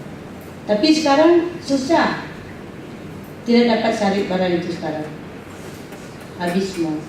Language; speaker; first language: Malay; non-native, local second language; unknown